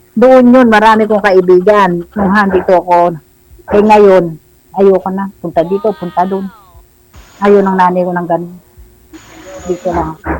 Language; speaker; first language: Filipino; native; Filipino